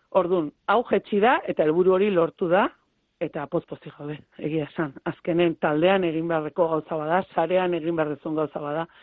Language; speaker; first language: Basque; native; Basque